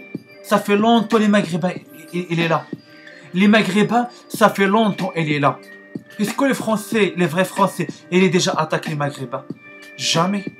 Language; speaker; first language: French; non-native, learner; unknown